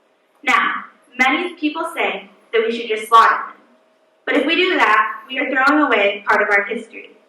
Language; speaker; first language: English; native; English